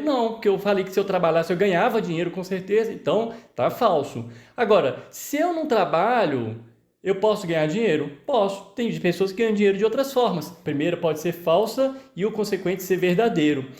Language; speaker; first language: Portuguese; native; Portuguese